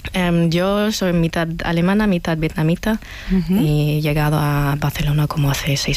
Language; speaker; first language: Spanish; non-native, fluent; German